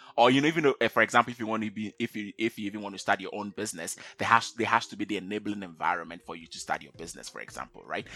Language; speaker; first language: English; non-native, local second language; Akan